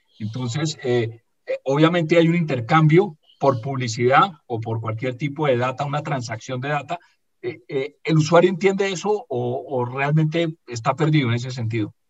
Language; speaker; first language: Spanish; native; Spanish